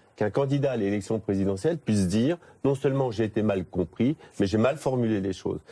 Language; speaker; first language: French; native; French